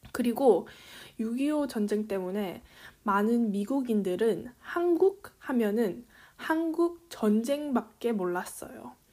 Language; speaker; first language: Korean; early bilingual, heritage; Korean